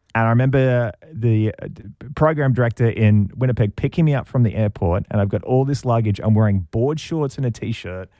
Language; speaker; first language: English; native; English